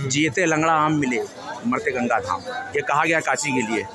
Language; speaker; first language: Hindi; native; Hindi